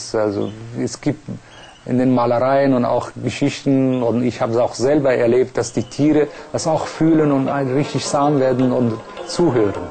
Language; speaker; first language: German; non-native, fluent; Persian